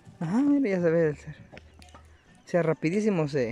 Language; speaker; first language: Spanish; native; Spanish